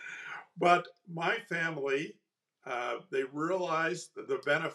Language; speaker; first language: English; native; English